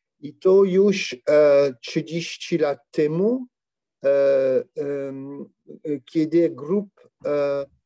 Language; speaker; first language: Polish; non-native, learner; French